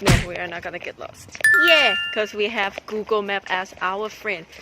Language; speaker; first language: English; non-native, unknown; Thai